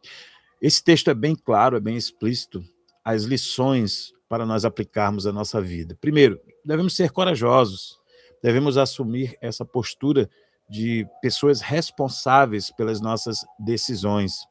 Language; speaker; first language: Portuguese; native; Portuguese